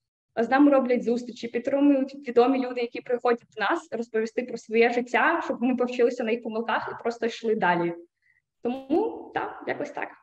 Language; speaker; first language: Ukrainian; native; Ukrainian